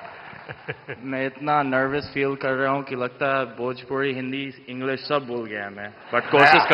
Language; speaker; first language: Hindi; non-native, fluent; English